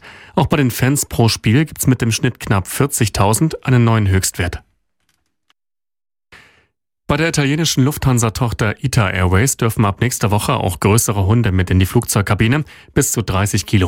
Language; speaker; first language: German; native; German